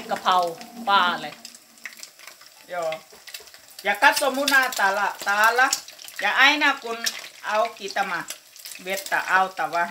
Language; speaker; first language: Finnish; non-native, learner; Thai